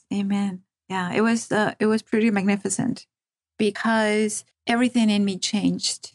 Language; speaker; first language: English; early bilingual, other home language; Spanish